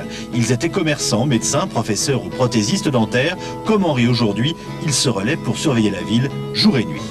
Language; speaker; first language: French; native; French